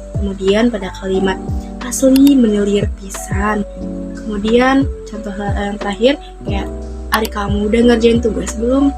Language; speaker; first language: Indonesian; native; Indonesian